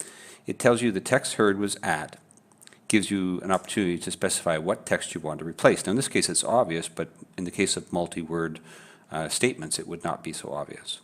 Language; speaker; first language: English; native; English